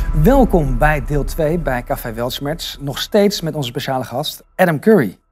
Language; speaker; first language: Dutch; native; Dutch